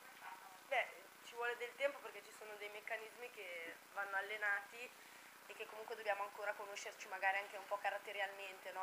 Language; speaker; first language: Italian; native; Italian